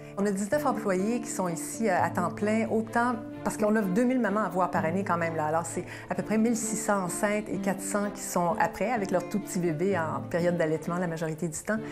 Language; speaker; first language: French; native; French